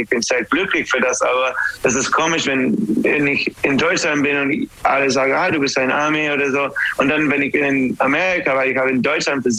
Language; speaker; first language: German; non-native, learner; English